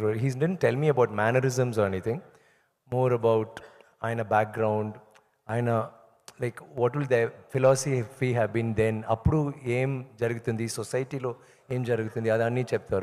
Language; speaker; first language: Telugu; non-native, learner; Tamil